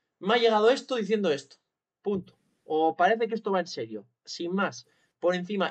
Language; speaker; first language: Spanish; native; Spanish